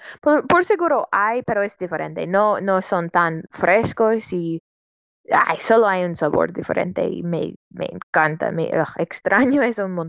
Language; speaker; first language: Spanish; non-native, fluent; English